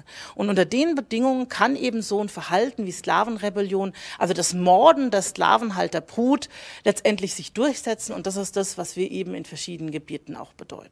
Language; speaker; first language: German; native; German